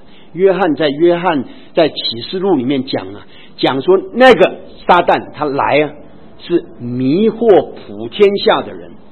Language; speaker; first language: Chinese; native; Chinese